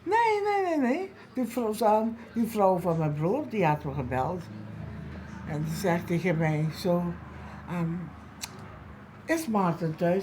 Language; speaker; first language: Dutch; non-native, local second language; Papiamento